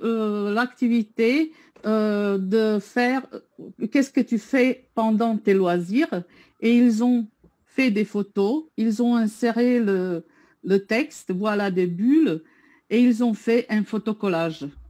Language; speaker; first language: French; non-native, fluent; Serbian